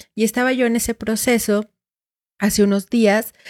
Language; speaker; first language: Spanish; native; Spanish